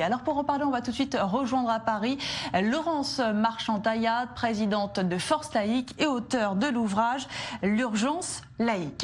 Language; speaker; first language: French; native; French